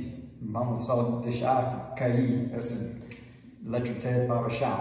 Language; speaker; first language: Portuguese; non-native, fluent; English